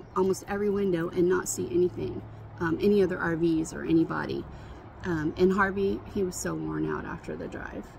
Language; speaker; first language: English; native; English